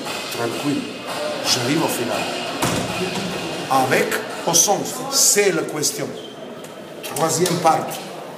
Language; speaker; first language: French; non-native, learner; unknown